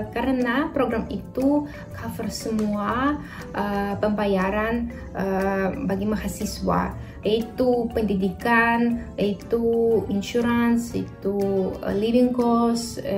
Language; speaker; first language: Indonesian; non-native, fluent; Russian